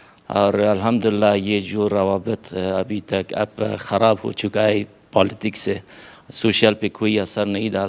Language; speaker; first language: Hindi; non-native, fluent; Persian